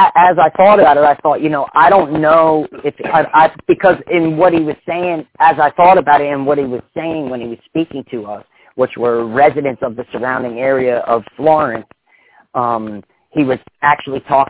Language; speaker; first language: English; native; English